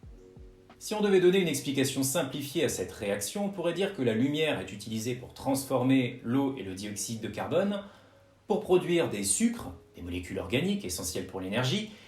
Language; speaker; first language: French; native; French